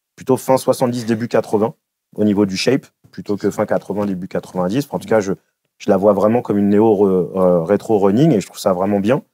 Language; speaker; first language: French; native; French